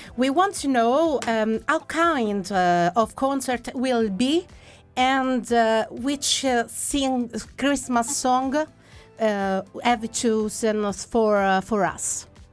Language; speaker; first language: English; non-native, learner; Italian